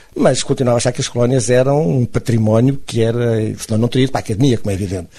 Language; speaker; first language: Portuguese; native; Portuguese